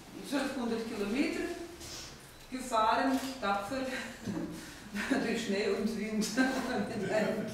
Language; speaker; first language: German; non-native, fluent; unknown